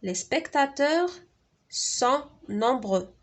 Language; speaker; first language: French; non-native, local second language; Arabic